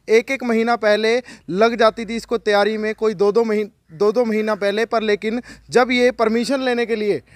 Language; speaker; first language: Hindi; native; Hindi